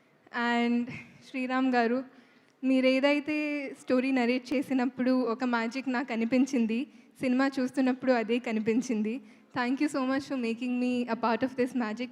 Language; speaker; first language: Telugu; non-native, fluent; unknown